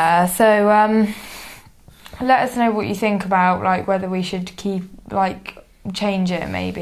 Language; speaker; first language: English; native; English